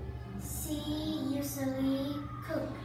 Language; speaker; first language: English; non-native, learner; Vietnamese